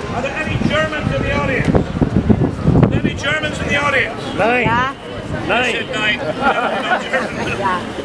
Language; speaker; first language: English; native; English